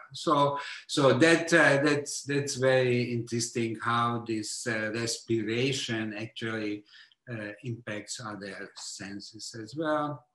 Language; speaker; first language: English; non-native, fluent; Hungarian